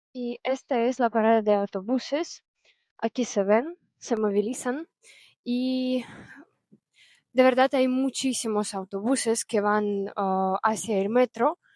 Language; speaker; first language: Spanish; non-native, fluent; Russian